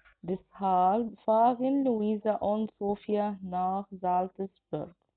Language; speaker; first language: German; non-native, fluent; Arabic